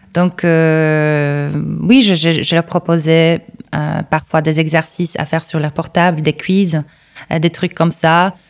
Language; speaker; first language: French; non-native, fluent; Polish